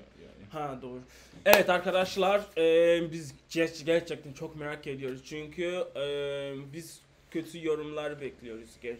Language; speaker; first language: Turkish; non-native, fluent; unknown